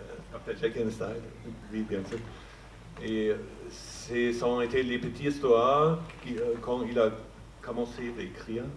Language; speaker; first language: French; non-native, fluent; German